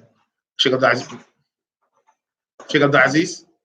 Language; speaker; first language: Arabic; non-native, fluent; English